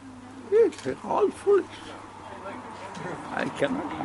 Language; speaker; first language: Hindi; non-native, local second language; Bangla